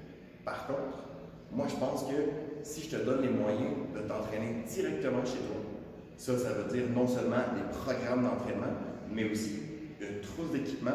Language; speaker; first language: French; native; French